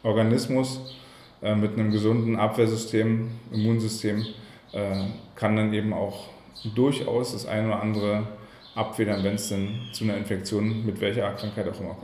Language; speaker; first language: German; native; German